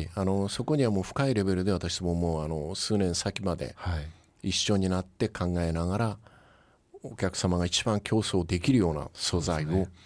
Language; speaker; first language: Japanese; native; Japanese